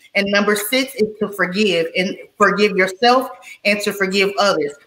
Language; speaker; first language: English; native; English